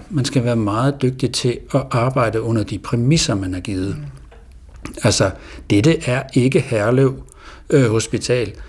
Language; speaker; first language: Danish; native; Danish